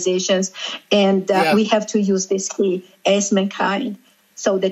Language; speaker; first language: English; non-native, fluent; Georgian